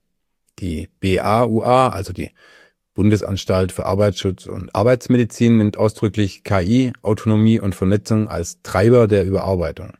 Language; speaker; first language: German; native; German